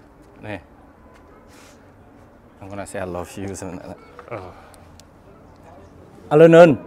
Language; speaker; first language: English; non-native, fluent; Indonesian